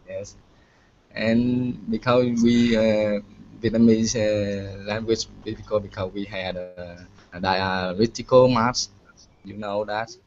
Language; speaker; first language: English; non-native, learner; Vietnamese